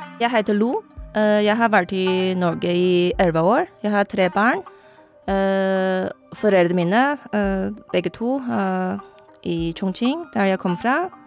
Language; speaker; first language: Norwegian; non-native, learner; Chinese